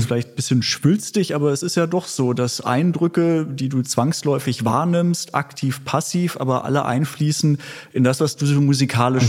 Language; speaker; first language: German; native; German